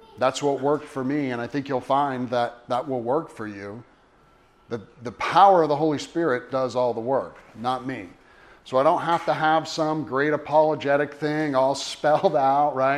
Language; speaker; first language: English; native; English